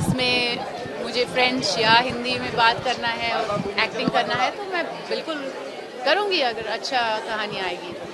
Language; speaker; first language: Hindi; non-native, local second language; French